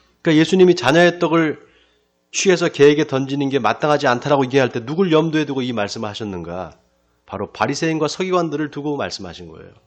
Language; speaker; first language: Korean; native; Korean